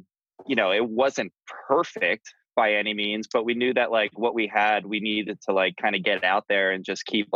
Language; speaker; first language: English; native; English